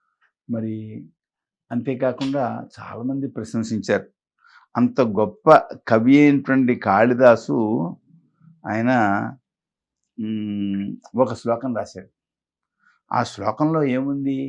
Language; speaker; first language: Telugu; native; Telugu